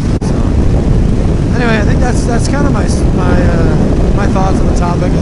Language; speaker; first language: English; native; English